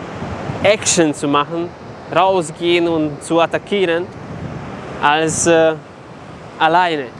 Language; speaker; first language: German; non-native, fluent; Serbian